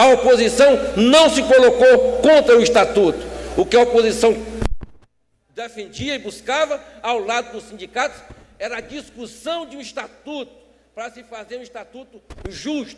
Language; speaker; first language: Portuguese; native; Portuguese